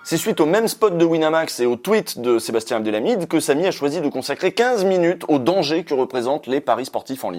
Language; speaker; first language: French; native; French